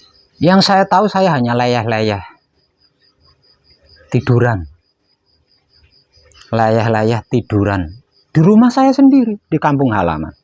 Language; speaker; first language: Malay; non-native, local second language; Javanese